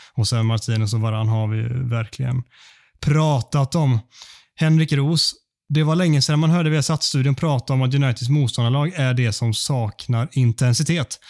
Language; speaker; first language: Swedish; native; Swedish